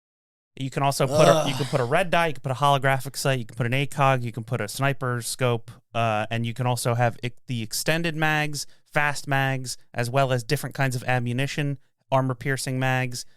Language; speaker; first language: English; native; English